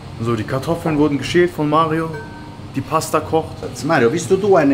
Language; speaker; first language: German; native; German